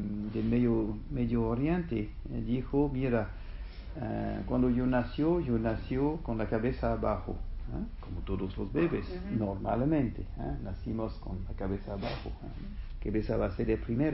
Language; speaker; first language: Spanish; non-native, fluent; French